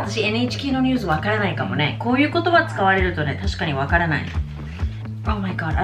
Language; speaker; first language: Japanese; non-native, fluent; English